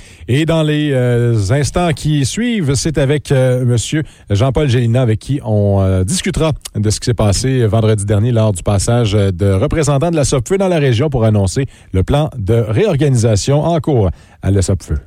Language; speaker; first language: French; native; French